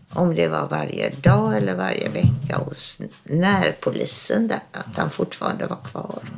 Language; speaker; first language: Swedish; early bilingual, other home language; German